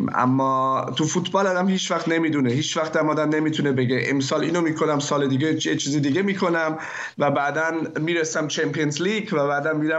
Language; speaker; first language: Persian; early bilingual, heritage; German